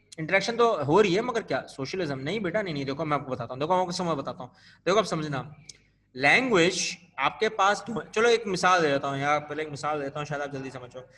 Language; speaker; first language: Urdu; native; Urdu